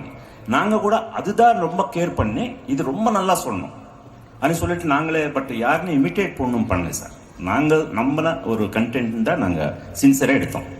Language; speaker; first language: Tamil; non-native, fluent; Telugu